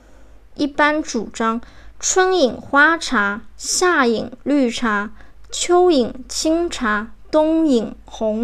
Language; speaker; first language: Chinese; native; Chinese